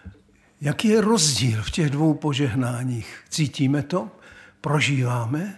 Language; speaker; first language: Czech; native; Czech